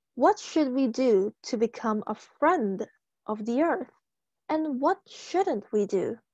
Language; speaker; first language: English; non-native, local second language; Chinese